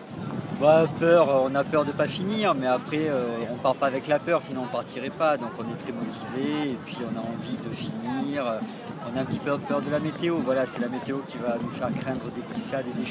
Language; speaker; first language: French; native; French